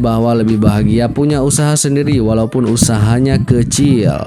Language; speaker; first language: Indonesian; native; Indonesian